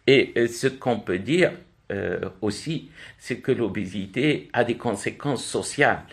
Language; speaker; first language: French; non-native, local second language; Arabic